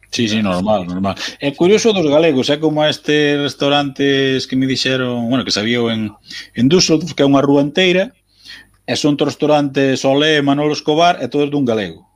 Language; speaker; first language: Galician; native; Galician